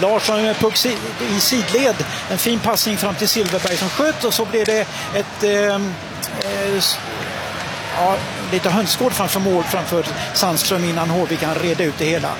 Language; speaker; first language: Swedish; native; Swedish